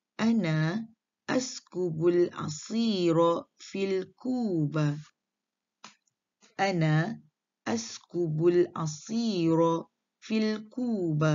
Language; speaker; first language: Arabic; non-native, fluent; Malay